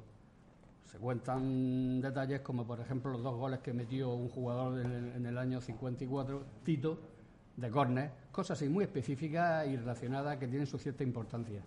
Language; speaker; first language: Spanish; native; Spanish